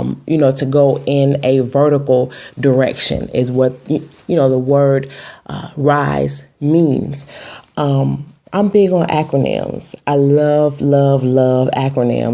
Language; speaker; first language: English; native; English